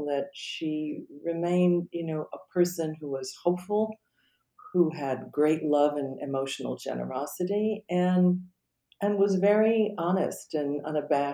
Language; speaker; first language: English; native; English